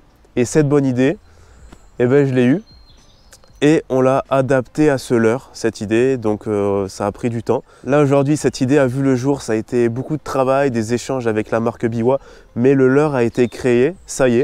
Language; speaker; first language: French; native; French